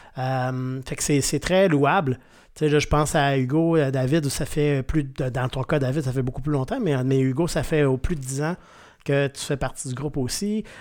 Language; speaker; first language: French; native; French